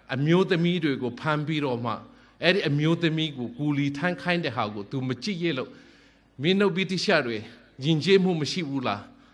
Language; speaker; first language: Burmese; non-native, local second language; Hakha Chin